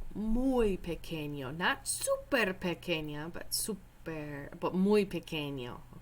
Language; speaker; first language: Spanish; non-native, fluent; English